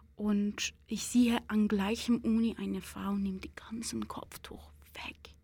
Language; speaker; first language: German; non-native, fluent; Persian